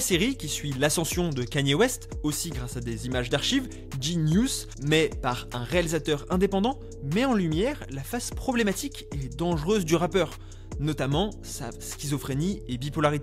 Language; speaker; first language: French; native; French